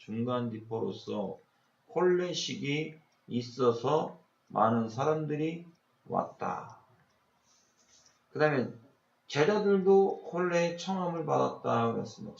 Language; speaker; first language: Korean; native; Korean